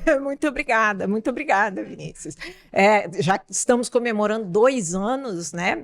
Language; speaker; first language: Portuguese; native; Portuguese